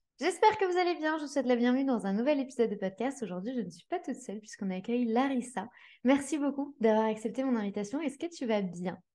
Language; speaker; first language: French; native; French